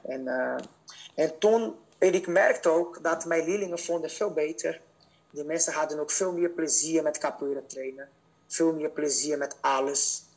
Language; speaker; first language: Dutch; non-native, fluent; Portuguese